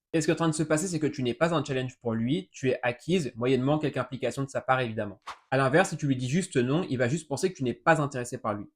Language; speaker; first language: French; native; French